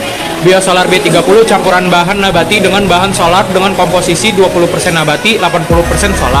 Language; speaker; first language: Indonesian; native; Indonesian